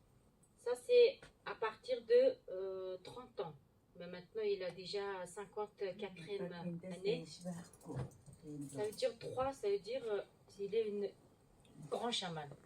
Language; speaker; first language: French; non-native, learner; Mongolian